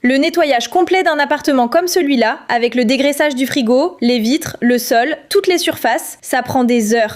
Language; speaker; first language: French; native; French